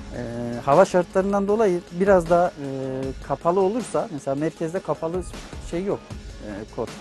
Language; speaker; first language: Turkish; native; Turkish